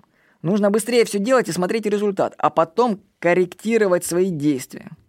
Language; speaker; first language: Russian; native; Russian